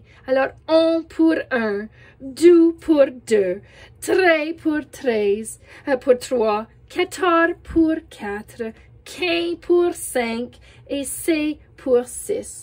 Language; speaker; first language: French; non-native, fluent; English